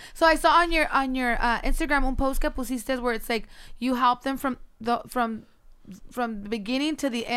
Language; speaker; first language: English; native; English